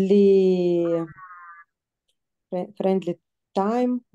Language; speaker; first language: English; non-native, learner; Russian